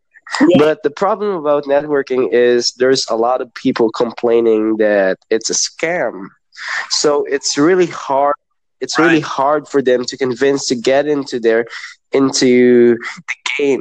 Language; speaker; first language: English; non-native, local second language; Hiligaynon